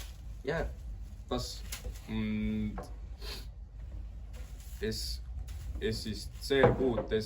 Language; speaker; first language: German; non-native, learner; Estonian